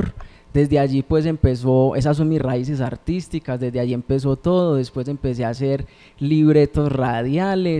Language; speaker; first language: Spanish; native; Spanish